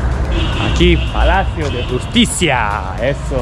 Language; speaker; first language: Spanish; non-native, learner; Japanese